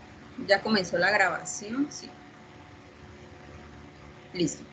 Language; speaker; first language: Spanish; native; Spanish